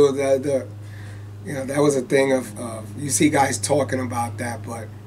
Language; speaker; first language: English; native; English